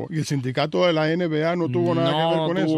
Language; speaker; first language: Spanish; native; Spanish